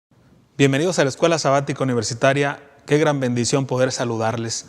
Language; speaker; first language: Spanish; native; Spanish